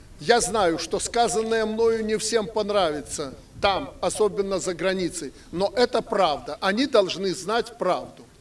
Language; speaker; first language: Russian; native; Russian